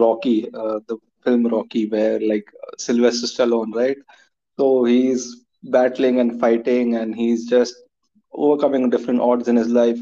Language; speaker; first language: English; non-native, local second language; Hindi